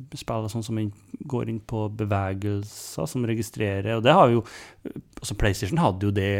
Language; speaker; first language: Norwegian; native; Norwegian